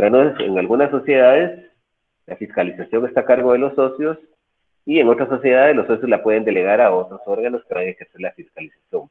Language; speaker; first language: Spanish; native; Spanish